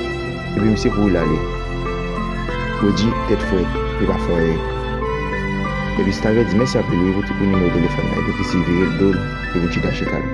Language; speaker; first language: French; non-native, learner; Haitian Creole